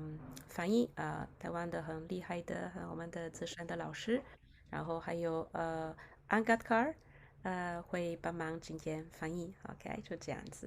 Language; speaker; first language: Chinese; non-native, fluent; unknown